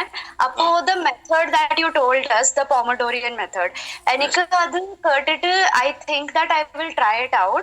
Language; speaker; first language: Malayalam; early bilingual, heritage; Malayalam